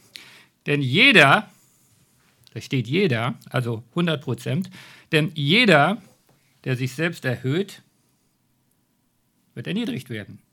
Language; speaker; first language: German; native; German